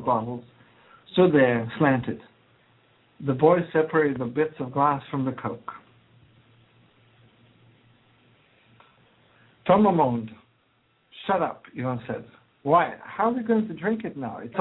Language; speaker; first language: English; non-native, fluent; Croatian